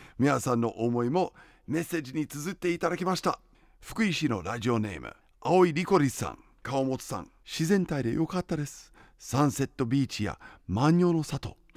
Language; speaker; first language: Japanese; non-native, fluent; English